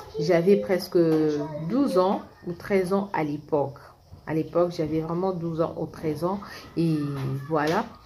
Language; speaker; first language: French; non-native, local second language; Lingala